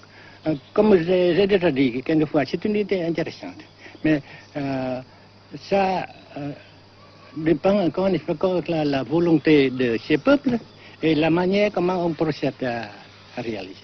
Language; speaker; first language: French; non-native, fluent; Vietnamese